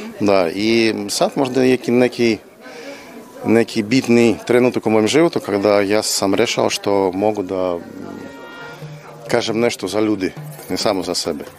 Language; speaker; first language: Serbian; non-native, learner; Russian